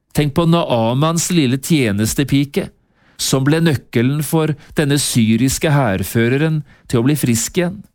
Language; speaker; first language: Norwegian; native; Norwegian